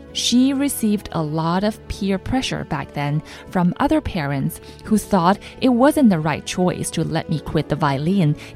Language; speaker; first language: English; non-native, fluent; Chinese